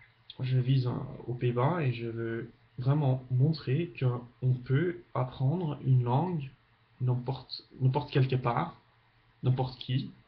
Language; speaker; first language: French; non-native, fluent; Dutch